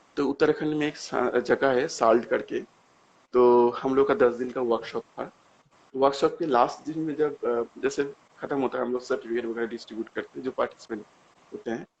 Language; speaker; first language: Hindi; non-native, local second language; Bangla